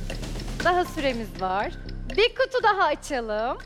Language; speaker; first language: Turkish; native; Turkish